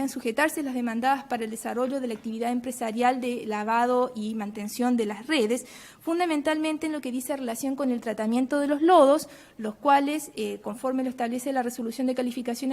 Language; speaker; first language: Spanish; native; Spanish